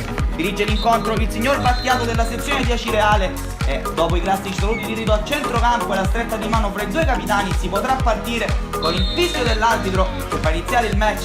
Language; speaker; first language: Italian; native; Italian